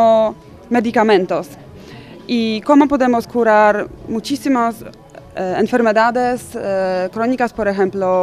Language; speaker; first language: Spanish; non-native, fluent; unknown